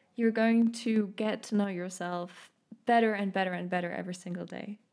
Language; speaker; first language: English; non-native, fluent; German